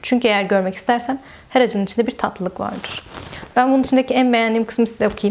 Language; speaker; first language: Turkish; native; Turkish